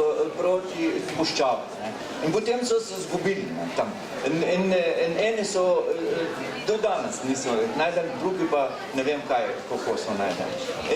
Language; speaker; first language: Slovenian; non-native, local second language; Arabic